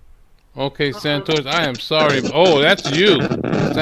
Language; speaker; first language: English; native; English